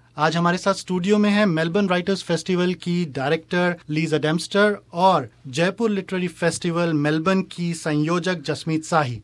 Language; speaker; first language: Hindi; native; Hindi